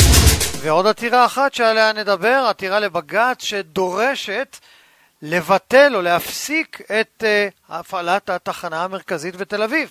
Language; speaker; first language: Hebrew; native; Hebrew